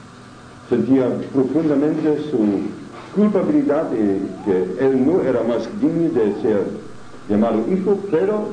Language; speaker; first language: Spanish; non-native, fluent; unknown